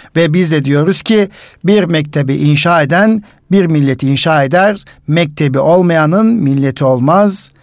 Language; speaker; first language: Turkish; native; Turkish